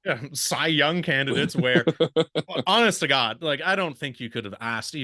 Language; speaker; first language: English; native; English